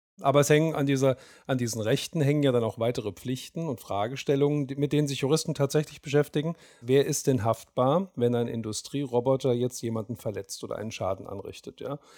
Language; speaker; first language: German; native; German